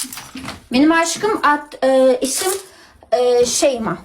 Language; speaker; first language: Turkish; non-native, learner; Russian